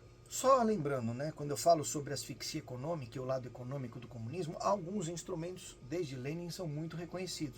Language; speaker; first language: Portuguese; native; Portuguese